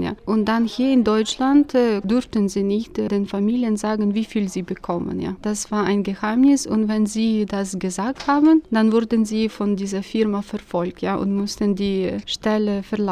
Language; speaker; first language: German; non-native, fluent; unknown